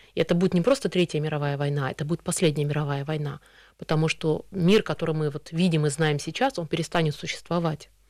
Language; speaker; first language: Russian; early bilingual, heritage; Russian